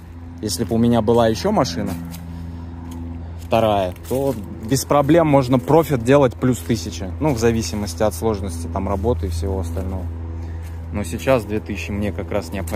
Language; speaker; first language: Russian; native; Russian